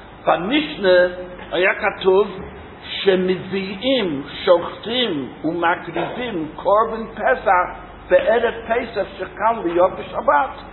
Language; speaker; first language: Hebrew; non-native, fluent; English